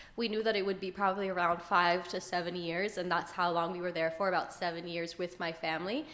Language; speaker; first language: English; early bilingual, other home language; Hebrew